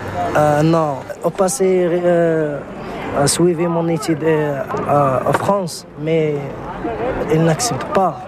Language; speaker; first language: French; non-native, learner; Arabic